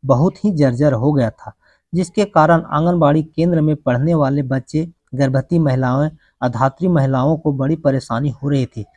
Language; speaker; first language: Hindi; native; Hindi